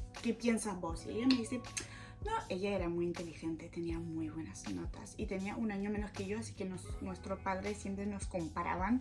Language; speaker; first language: Spanish; non-native, fluent; French